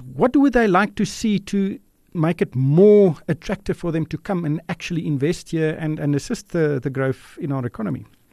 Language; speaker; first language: English; non-native, local second language; Afrikaans